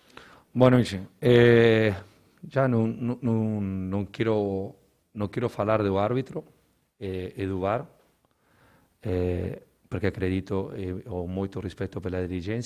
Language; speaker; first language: Portuguese; non-native, learner; Spanish